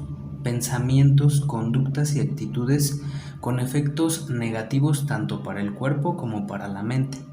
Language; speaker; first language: Spanish; native; Spanish